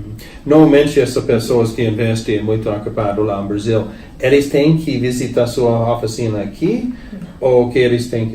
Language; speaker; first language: Portuguese; non-native, learner; English